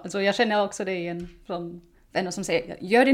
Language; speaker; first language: Swedish; non-native, fluent; German